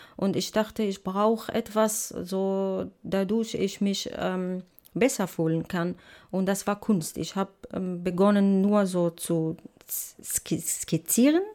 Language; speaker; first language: German; non-native, fluent; Arabic